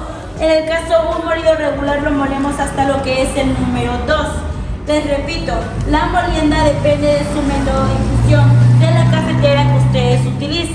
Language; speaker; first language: Spanish; native; Spanish